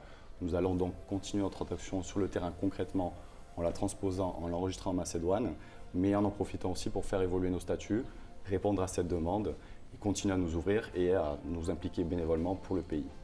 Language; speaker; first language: French; native; French